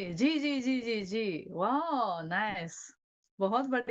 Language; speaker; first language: Hindi; non-native, learner; Chinese